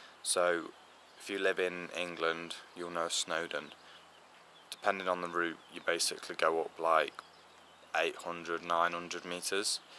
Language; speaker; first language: English; native; English